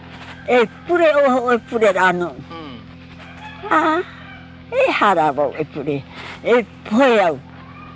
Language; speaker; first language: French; non-native, local second language; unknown